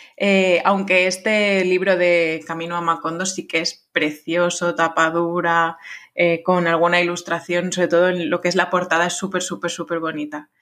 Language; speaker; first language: Spanish; non-native, fluent; French